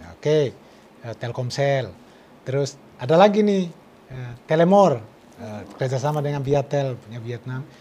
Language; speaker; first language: Indonesian; non-native, local second language; Tetum